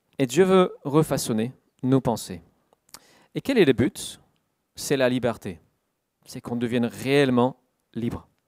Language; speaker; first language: French; non-native, fluent; English